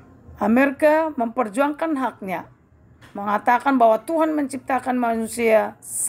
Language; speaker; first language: Indonesian; native; Indonesian